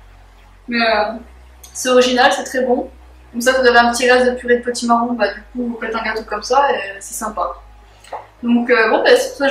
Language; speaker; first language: French; native; French